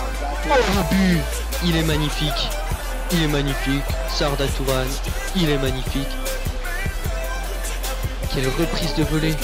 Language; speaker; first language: French; native; French